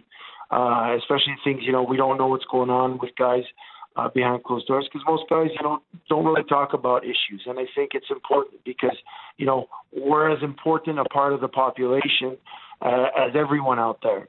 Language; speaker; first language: English; non-native, fluent; Italian